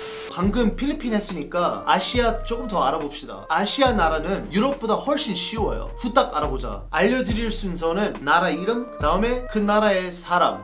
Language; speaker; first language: Korean; non-native, fluent; English